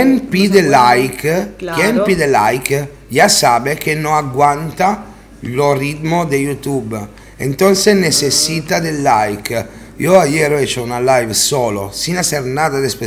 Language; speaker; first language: Spanish; non-native, fluent; Italian